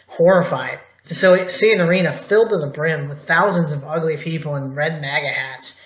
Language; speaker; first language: English; native; English